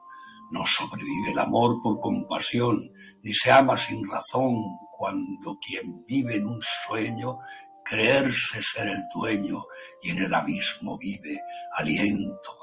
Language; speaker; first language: Spanish; native; Spanish